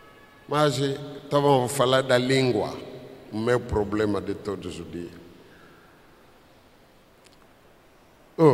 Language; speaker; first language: Portuguese; non-native, fluent; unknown